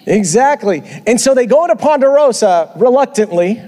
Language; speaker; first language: English; early bilingual, other home language; Spanish